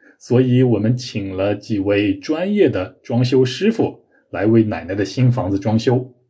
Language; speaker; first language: Chinese; native; Chinese